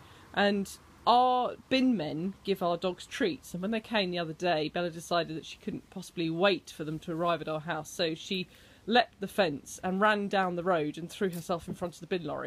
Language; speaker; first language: English; native; English